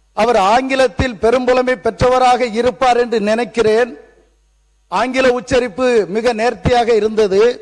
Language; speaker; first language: Tamil; native; Tamil